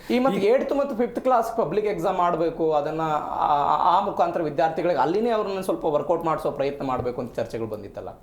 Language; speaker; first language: Kannada; native; Kannada